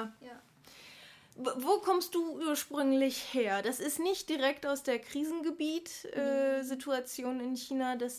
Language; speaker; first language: German; native; German